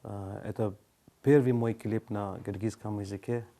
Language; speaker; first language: Russian; non-native, learner; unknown